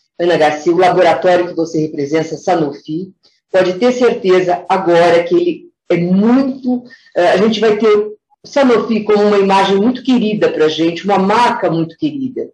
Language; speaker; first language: Portuguese; native; Portuguese